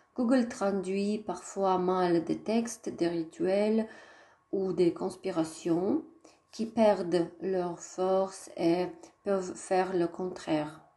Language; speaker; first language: French; non-native, fluent; Russian